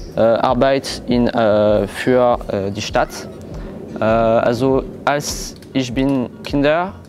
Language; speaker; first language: German; non-native, learner; French